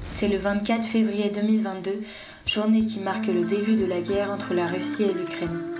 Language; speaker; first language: French; native; French